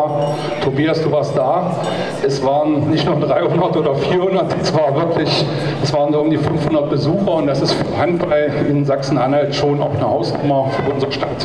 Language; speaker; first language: German; native; German